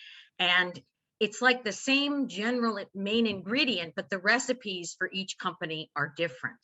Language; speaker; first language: English; native; English